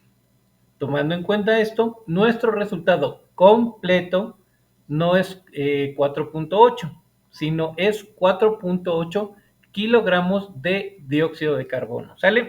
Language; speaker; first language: Spanish; native; Spanish